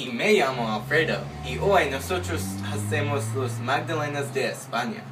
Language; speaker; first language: Spanish; non-native, learner; English